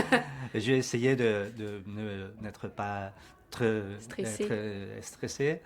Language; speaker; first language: French; non-native, learner; Spanish